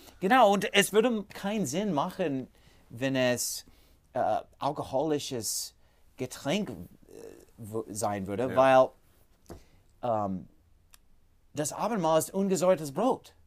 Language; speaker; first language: German; non-native, fluent; English